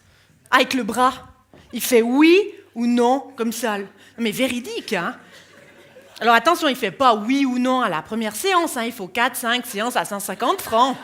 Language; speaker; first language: French; native; French